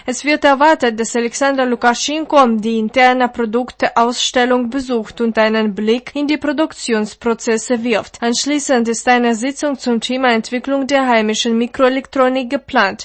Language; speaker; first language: German; non-native, fluent; Russian